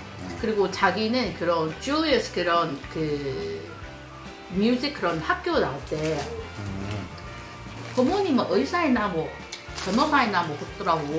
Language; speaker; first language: Korean; non-native, fluent; Chinese